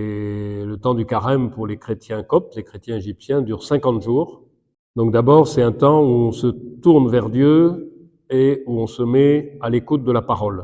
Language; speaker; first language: French; native; French